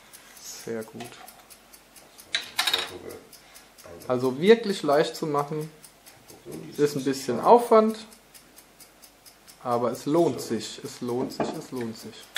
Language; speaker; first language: German; native; German